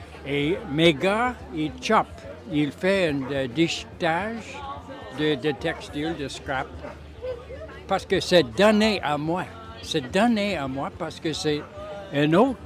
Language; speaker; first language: French; non-native, local second language; English